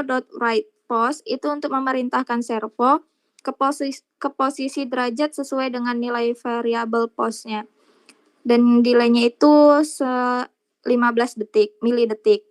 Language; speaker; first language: Indonesian; native; Indonesian